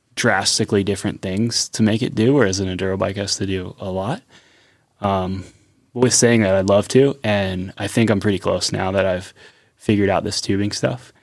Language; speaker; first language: English; native; English